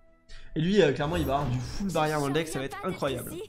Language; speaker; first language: French; native; French